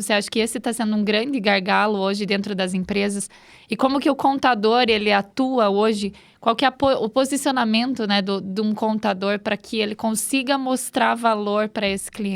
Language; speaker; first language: Portuguese; native; Portuguese